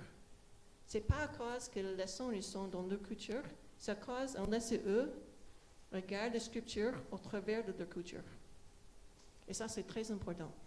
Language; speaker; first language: French; non-native, fluent; English